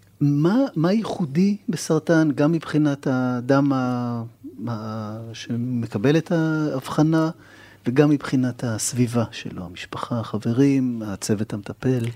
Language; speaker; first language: Hebrew; native; Hebrew